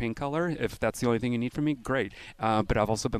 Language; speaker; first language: English; native; English